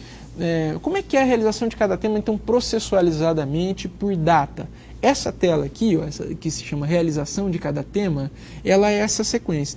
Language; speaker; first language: Portuguese; native; Portuguese